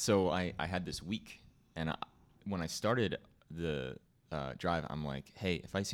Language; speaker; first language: English; native; English